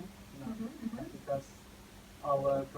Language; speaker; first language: English; non-native, learner; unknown